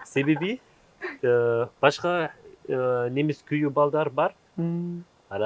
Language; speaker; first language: Kyrgyz; non-native, learner; German